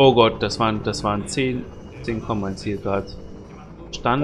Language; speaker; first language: German; native; German